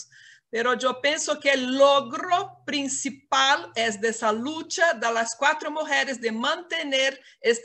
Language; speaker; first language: Spanish; non-native, fluent; Portuguese